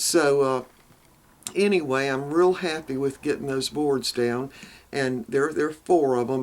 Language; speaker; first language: English; native; English